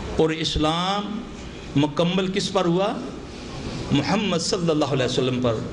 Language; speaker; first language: Urdu; non-native, local second language; Punjabi